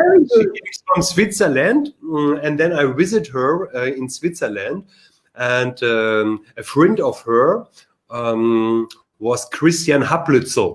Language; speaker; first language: English; non-native, learner; German